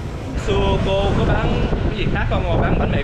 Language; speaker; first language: Vietnamese; early bilingual, heritage; English